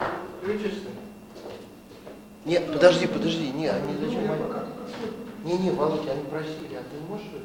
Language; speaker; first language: Russian; native; Russian